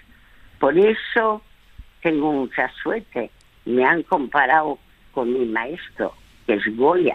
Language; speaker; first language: Spanish; early bilingual, other home language; French